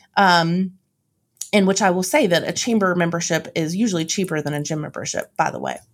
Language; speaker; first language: English; native; English